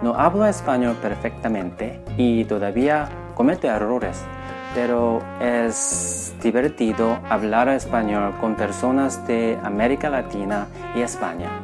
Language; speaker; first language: Spanish; non-native, fluent; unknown